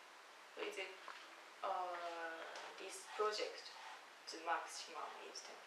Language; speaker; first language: English; non-native, learner; Japanese